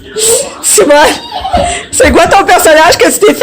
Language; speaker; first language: French; native; French